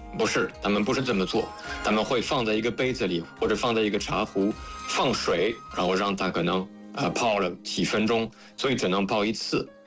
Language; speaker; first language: Chinese; non-native, fluent; French